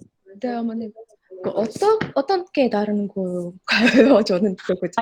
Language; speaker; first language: Korean; non-native, fluent; Indonesian